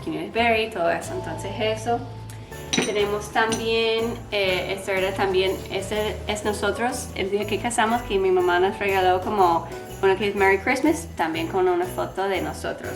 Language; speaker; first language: Spanish; non-native, learner; English